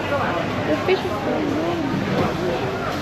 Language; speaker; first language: English; non-native, local second language; Filipino